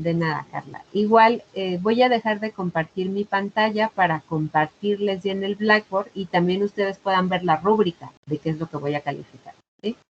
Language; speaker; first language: Spanish; native; Spanish